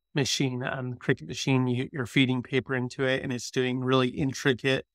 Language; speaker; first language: English; native; English